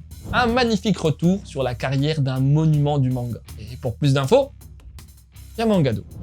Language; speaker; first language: French; native; French